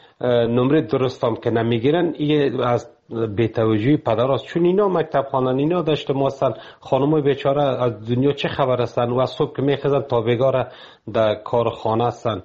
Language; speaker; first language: Persian; native; Persian